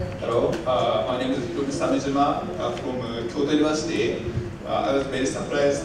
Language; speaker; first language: English; non-native, learner; Japanese